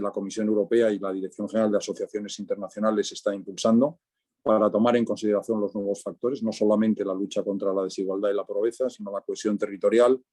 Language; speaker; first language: Spanish; native; Spanish